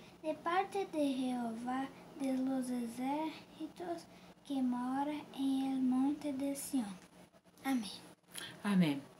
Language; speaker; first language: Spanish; non-native, learner; Portuguese